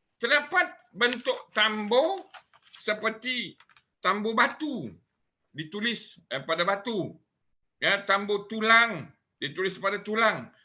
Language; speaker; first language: Malay; native; Malay